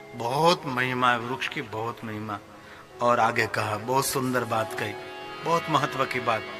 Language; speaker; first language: Hindi; non-native, local second language; Gujarati